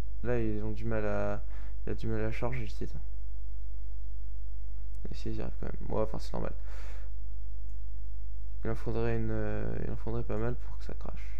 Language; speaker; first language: French; native; French